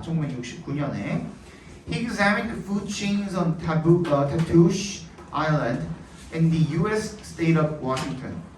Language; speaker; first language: English; non-native, fluent; Korean